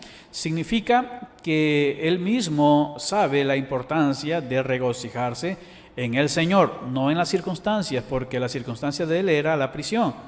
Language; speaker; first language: Spanish; native; Spanish